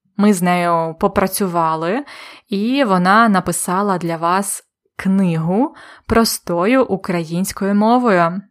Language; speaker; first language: Ukrainian; native; Ukrainian